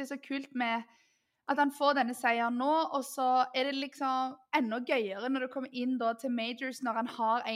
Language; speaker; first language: Norwegian; native; Norwegian